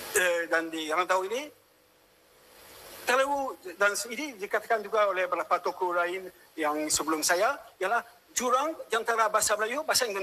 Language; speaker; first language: Indonesian; non-native, fluent; French